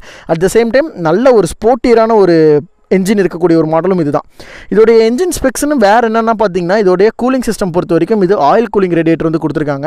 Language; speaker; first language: Tamil; native; Tamil